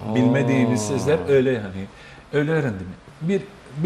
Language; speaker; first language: Turkish; non-native, fluent; Bosnian